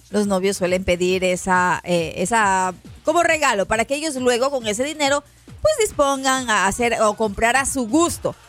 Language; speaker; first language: Spanish; native; Spanish